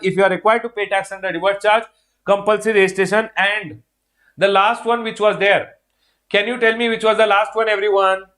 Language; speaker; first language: English; non-native, local second language; Hindi